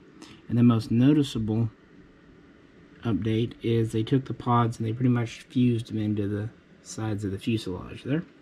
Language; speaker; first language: English; native; English